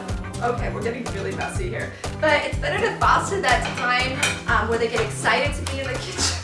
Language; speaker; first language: English; native; English